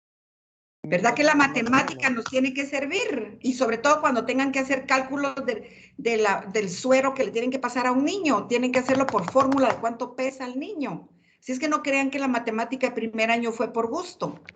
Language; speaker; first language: Spanish; native; Spanish